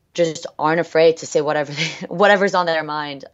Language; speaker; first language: English; early bilingual, other home language; French